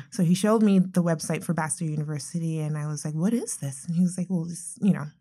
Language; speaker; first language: English; non-native, local second language; Yoruba